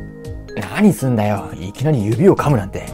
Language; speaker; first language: Japanese; native; Japanese